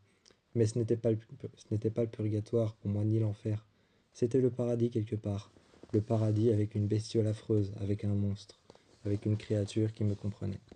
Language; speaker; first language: French; native; French